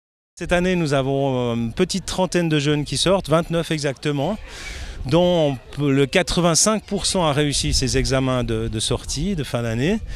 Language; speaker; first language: French; native; French